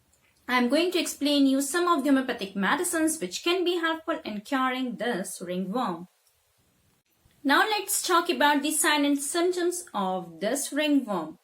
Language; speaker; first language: English; non-native, local second language; Hindi